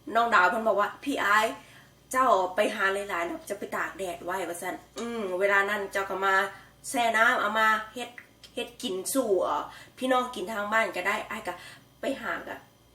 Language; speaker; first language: Thai; native; Thai